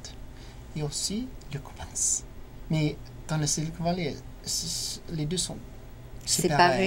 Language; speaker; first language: French; non-native, learner; English